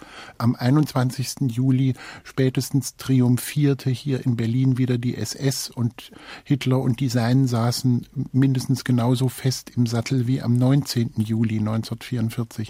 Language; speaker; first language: German; native; German